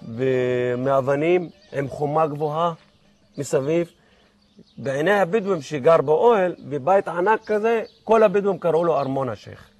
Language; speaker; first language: Hebrew; non-native, local second language; Arabic